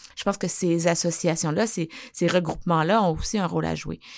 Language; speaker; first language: French; native; French